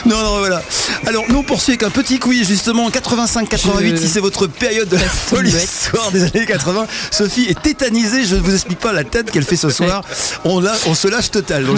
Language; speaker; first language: French; native; French